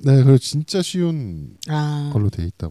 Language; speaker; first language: Korean; native; Korean